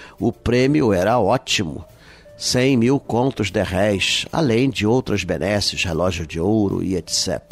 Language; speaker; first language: Portuguese; native; Portuguese